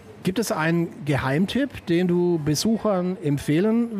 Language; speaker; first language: German; native; German